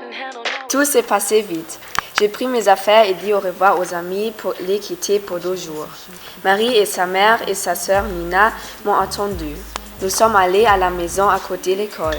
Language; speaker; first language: French; non-native, learner; German